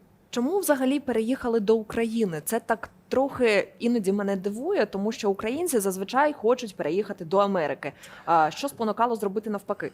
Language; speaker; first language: Ukrainian; native; Ukrainian